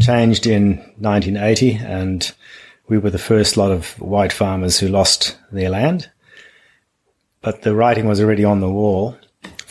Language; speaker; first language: English; non-native, local second language; German